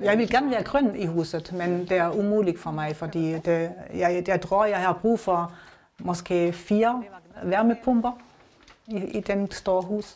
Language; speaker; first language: Danish; non-native, learner; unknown